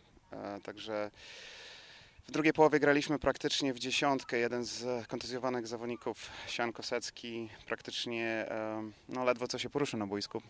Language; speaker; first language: Polish; native; Polish